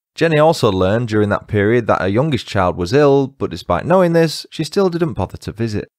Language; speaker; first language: English; native; English